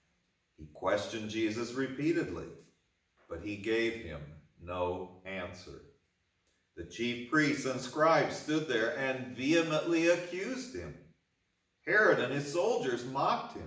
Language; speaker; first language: English; native; English